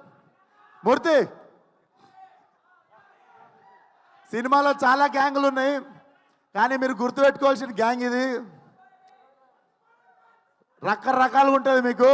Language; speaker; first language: Telugu; native; Telugu